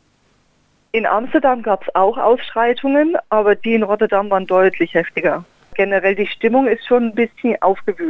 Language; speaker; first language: German; native; German